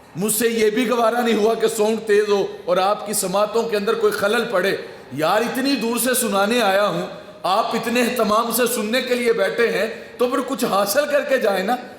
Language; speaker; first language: Urdu; non-native, local second language; Punjabi